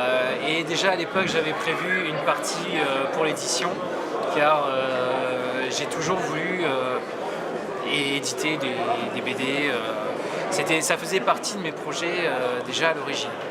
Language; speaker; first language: French; native; French